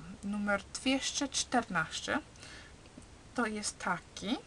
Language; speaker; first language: Polish; early bilingual, heritage; Polish